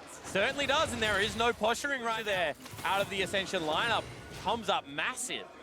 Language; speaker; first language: English; native; English